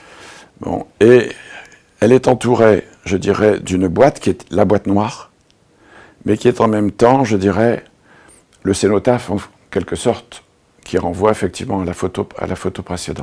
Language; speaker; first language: French; native; French